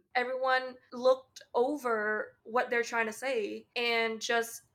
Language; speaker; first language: English; native; English